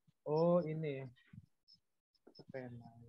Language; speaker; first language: Indonesian; native; Indonesian